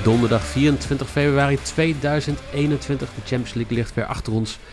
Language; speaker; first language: Dutch; native; Dutch